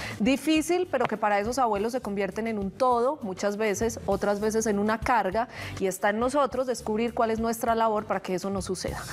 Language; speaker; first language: Spanish; native; Spanish